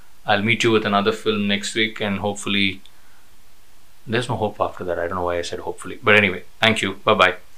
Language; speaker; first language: English; non-native, local second language; Tamil